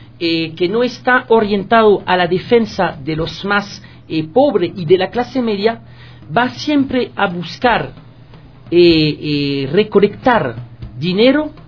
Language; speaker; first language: Spanish; non-native, fluent; French